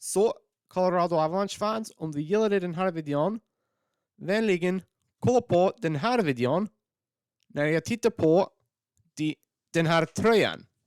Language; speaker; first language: Swedish; non-native, learner; English